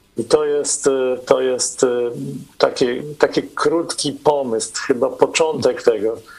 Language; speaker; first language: Polish; native; Polish